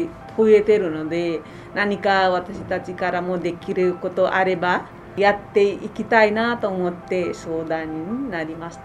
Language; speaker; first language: Japanese; non-native, fluent; Nepali